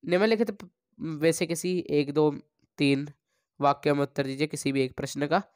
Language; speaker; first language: Hindi; non-native, local second language; Punjabi